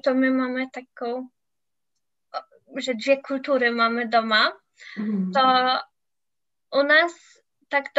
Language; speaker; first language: Czech; non-native, learner; English